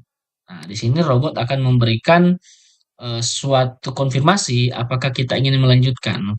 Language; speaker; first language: Indonesian; native; Indonesian